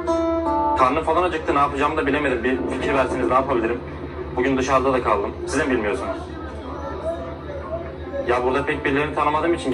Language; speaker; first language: Turkish; native; Turkish